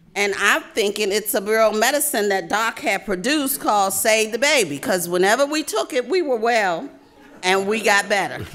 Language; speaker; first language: English; native; English